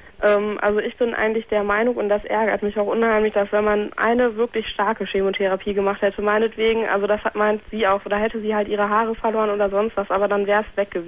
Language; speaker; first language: German; native; German